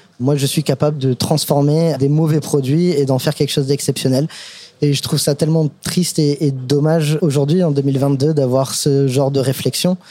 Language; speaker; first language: French; non-native, fluent; English